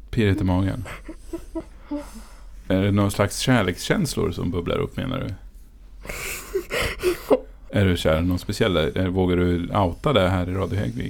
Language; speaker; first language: Swedish; native; Swedish